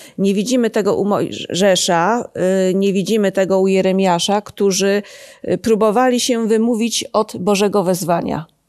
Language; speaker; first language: Polish; native; Polish